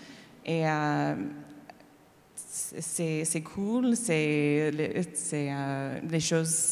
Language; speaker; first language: French; non-native, learner; English